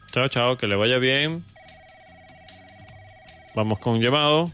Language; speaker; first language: Spanish; native; Spanish